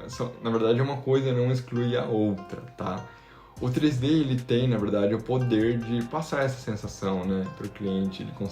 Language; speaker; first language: Portuguese; native; Portuguese